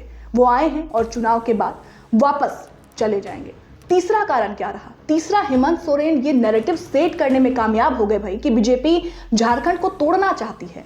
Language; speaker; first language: Hindi; native; Hindi